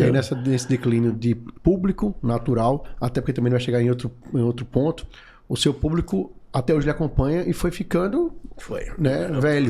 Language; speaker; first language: Portuguese; native; Portuguese